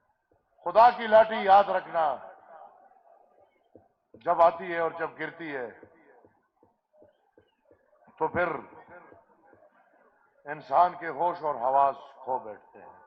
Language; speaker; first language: Urdu; non-native, local second language; Pashto